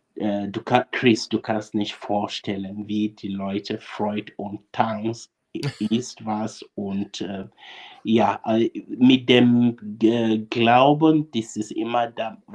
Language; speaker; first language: German; non-native, fluent; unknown